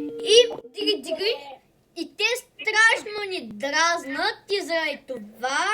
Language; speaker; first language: Bulgarian; native; Bulgarian